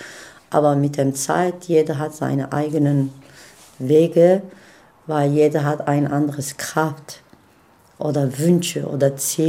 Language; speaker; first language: German; non-native, learner; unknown